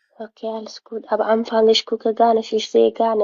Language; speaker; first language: German; non-native, learner; Amharic